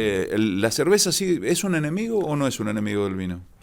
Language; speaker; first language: Spanish; native; Spanish